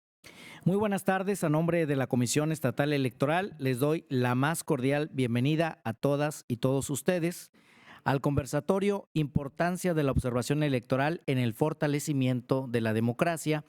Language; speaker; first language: Spanish; native; Spanish